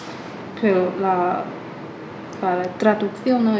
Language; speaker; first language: Spanish; non-native, fluent; Chinese